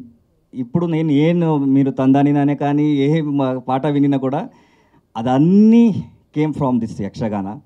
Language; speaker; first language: Telugu; non-native, learner; Kannada